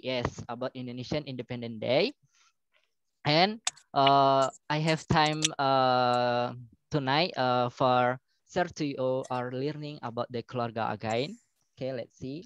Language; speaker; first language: English; non-native, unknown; Indonesian